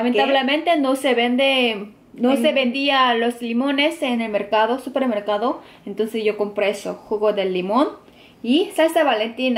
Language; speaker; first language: Spanish; non-native, fluent; Korean